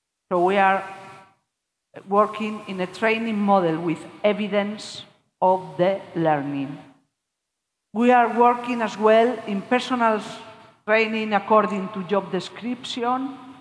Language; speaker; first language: English; non-native, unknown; Spanish